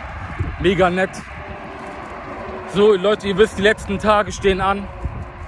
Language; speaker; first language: German; early bilingual, other home language; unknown